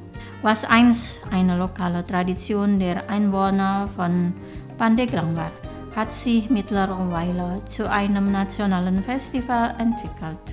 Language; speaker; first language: German; non-native, fluent; Indonesian